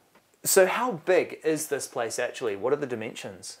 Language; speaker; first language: English; native; English